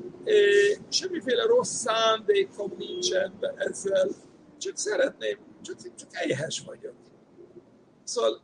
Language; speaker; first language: Hungarian; non-native, fluent; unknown